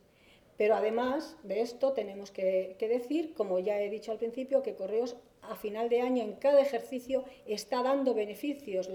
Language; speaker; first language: Spanish; native; Spanish